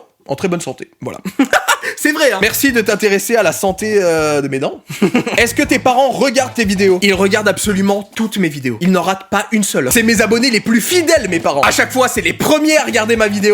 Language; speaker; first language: French; native; French